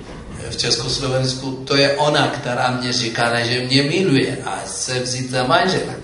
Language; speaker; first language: Czech; non-native, fluent; Amharic